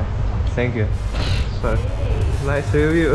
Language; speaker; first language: English; non-native, learner; Russian